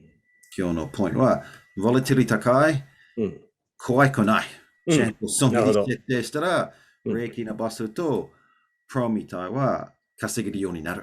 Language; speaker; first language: Japanese; non-native, learner; English